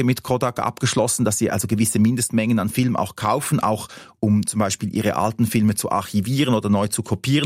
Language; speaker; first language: German; native; German